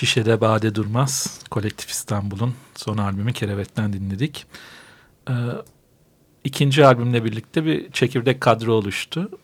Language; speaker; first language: Turkish; native; Turkish